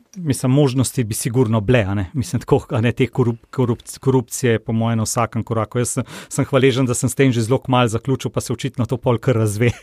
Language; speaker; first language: Slovenian; native; Slovenian